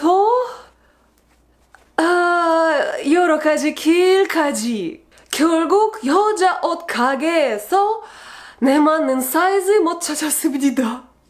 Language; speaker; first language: Korean; non-native, learner; Russian